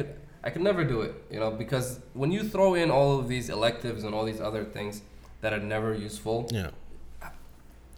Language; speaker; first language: English; native; English